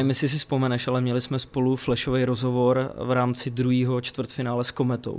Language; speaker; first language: Czech; native; Czech